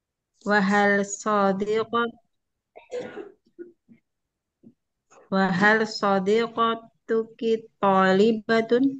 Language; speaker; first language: Arabic; non-native, learner; Indonesian